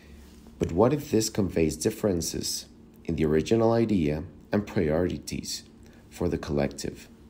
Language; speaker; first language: English; non-native, fluent; Spanish